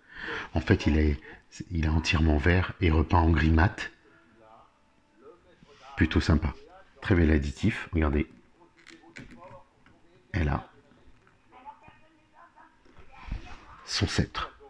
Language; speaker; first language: French; native; French